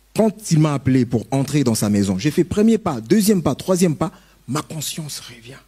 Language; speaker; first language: French; non-native, local second language; Lingala